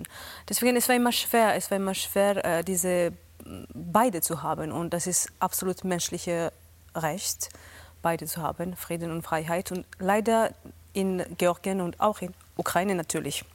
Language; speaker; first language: German; non-native, fluent; Georgian